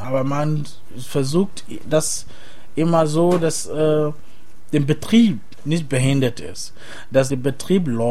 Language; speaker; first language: German; non-native, fluent; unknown